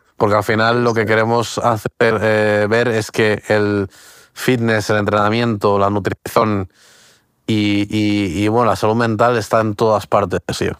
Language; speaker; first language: Spanish; early bilingual, other home language; Portuguese